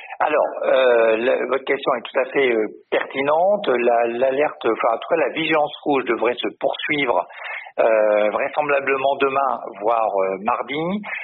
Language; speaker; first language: French; native; French